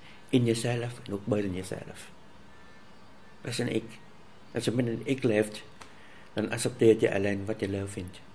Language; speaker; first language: Dutch; non-native, fluent; Vietnamese